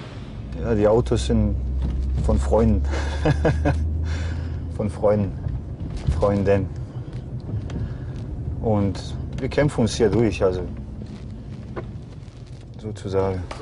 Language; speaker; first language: German; early bilingual, other home language; Bosnian